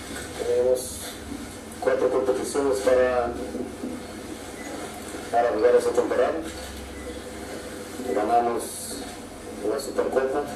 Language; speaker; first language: Spanish; non-native, fluent; Portuguese